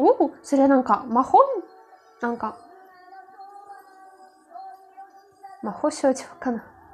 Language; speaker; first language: Japanese; non-native, learner; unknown